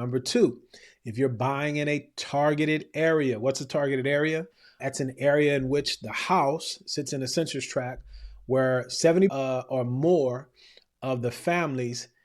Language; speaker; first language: English; native; English